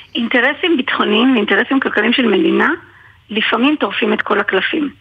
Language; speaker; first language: Hebrew; native; Hebrew